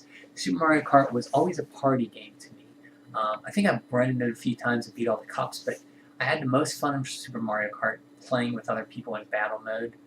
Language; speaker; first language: English; native; English